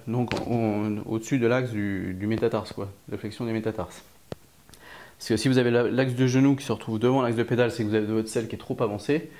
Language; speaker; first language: French; native; French